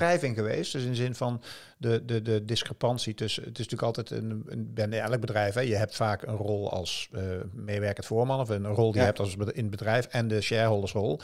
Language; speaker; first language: Dutch; native; Dutch